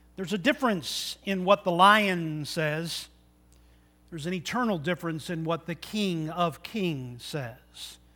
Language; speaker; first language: English; native; English